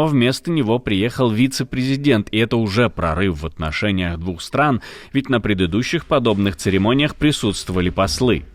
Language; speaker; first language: Russian; native; Russian